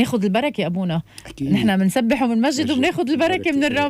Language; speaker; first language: Arabic; native; Arabic